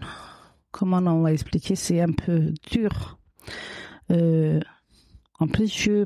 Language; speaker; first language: French; non-native, learner; Kurdish